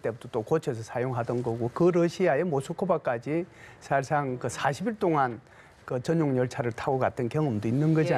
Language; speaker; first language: Korean; native; Korean